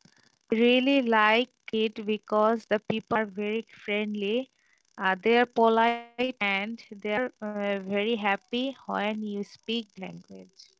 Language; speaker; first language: English; non-native, learner; Bangla